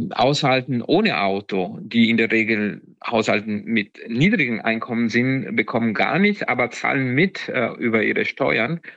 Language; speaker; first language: German; non-native, fluent; Italian